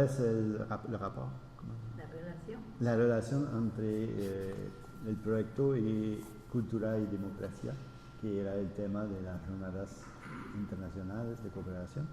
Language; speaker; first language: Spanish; non-native, fluent; French